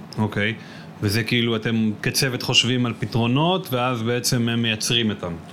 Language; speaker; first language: Hebrew; native; Hebrew